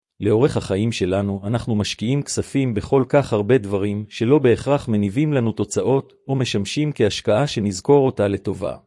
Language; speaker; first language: Hebrew; native; Hebrew